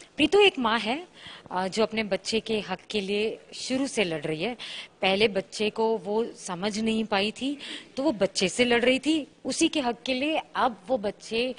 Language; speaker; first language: Hindi; native; Hindi